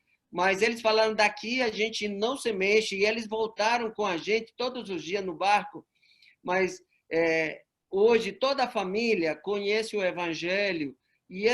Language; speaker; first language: Portuguese; non-native, fluent; Spanish